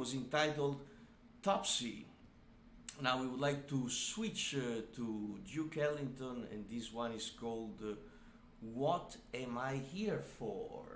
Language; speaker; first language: English; non-native, fluent; Italian